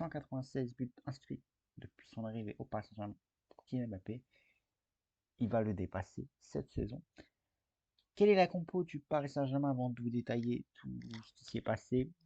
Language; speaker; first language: French; native; French